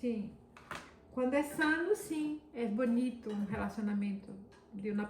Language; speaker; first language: Spanish; non-native, fluent; Portuguese